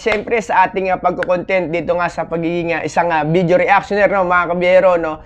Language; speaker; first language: Filipino; native; Filipino